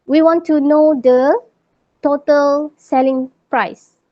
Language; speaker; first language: English; non-native, local second language; Malay